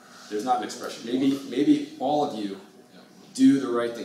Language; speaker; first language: English; native; English